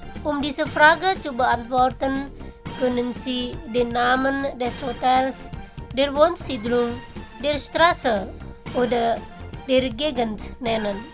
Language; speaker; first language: German; non-native, fluent; Indonesian